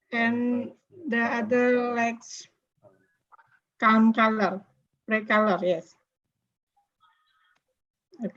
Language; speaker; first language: English; non-native, learner; Indonesian